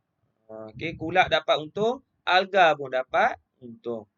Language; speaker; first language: Malay; native; Malay